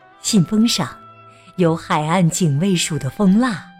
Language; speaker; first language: Chinese; native; Chinese